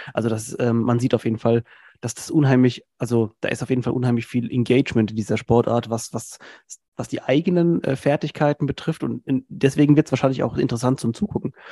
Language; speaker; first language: German; native; German